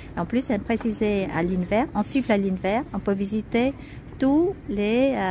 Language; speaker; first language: French; non-native, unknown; Vietnamese